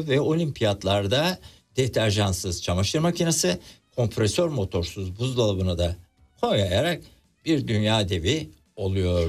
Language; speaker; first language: Turkish; native; Turkish